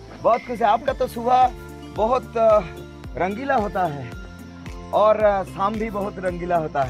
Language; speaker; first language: Hindi; non-native, local second language; Bangla